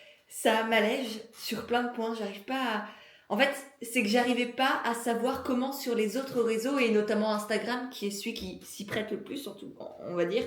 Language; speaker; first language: French; native; French